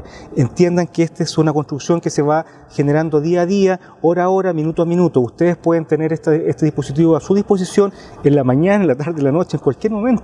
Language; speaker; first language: Spanish; native; Spanish